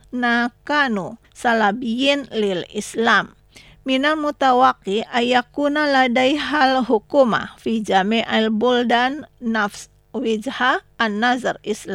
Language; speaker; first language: Arabic; non-native, learner; Indonesian